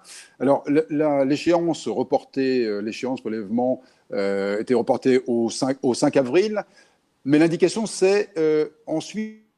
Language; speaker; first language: French; native; French